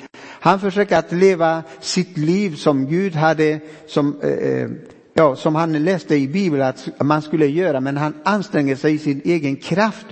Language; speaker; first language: Swedish; non-native, fluent; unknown